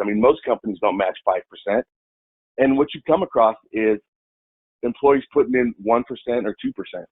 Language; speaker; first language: English; native; English